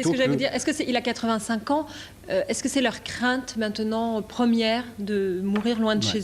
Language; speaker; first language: French; native; French